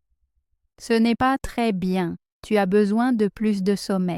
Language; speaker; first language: French; native; French